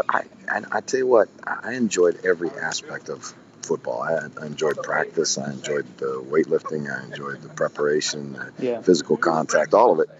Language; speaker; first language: English; native; English